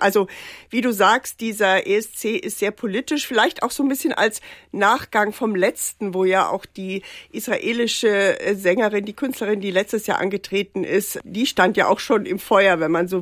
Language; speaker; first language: German; native; German